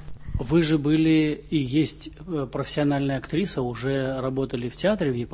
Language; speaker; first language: Russian; native; Russian